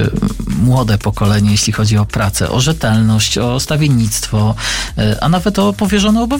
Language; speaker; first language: Polish; native; Polish